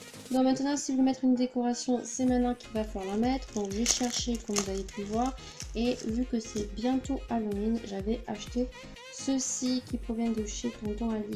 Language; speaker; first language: French; native; French